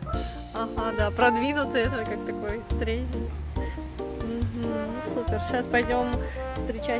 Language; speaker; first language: Russian; early bilingual, heritage; Russian